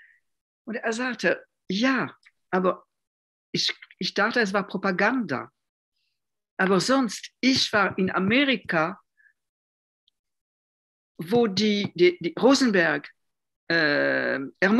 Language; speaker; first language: German; non-native, fluent; French